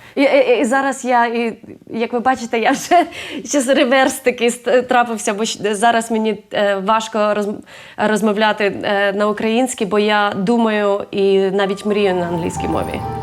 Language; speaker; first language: Ukrainian; native; Ukrainian